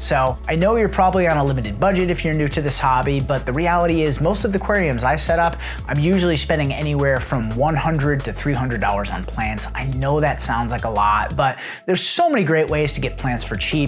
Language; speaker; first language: English; native; English